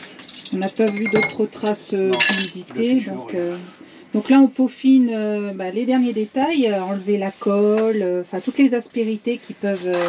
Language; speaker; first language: French; native; French